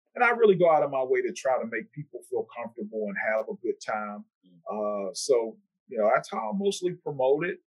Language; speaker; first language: English; native; English